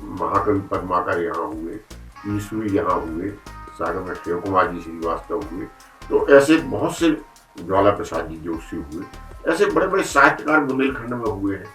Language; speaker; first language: Hindi; native; Hindi